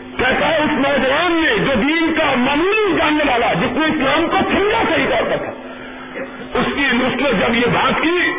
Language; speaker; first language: Urdu; non-native, local second language; Punjabi